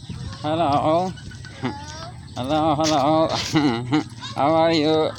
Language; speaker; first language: English; non-native, learner; Norwegian